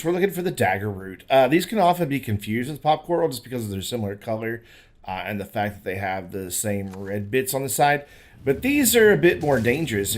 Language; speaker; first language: English; native; English